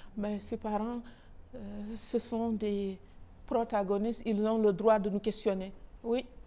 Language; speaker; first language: French; non-native, local second language; Wolof